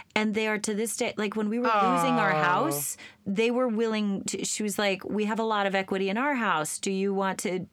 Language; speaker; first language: English; native; English